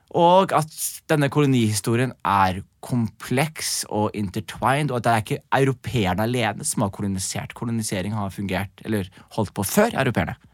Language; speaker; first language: Norwegian; early bilingual, other home language; Somali